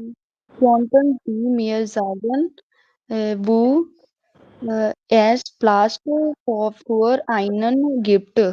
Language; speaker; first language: German; non-native, learner; Hindi